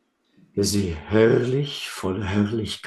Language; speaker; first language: German; non-native, fluent; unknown